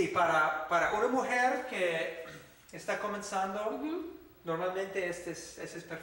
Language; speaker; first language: Spanish; non-native, fluent; English